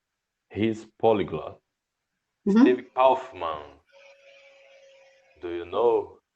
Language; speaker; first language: English; non-native, learner; Portuguese